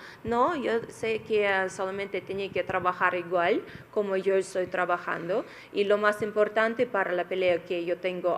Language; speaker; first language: Spanish; non-native, fluent; Russian